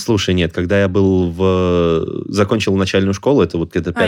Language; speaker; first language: Russian; native; Russian